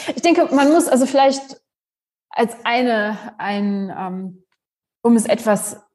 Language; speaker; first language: German; native; German